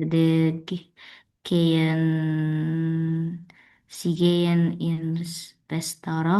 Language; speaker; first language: German; non-native, learner; Indonesian